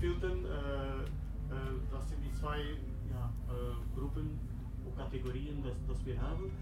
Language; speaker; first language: German; non-native, learner; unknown